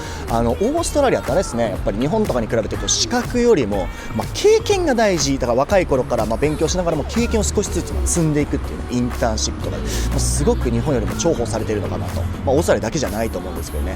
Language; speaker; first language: Japanese; native; Japanese